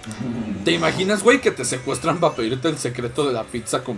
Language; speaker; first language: Spanish; native; Spanish